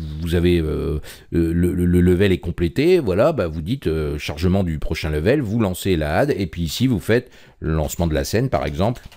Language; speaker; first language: French; native; French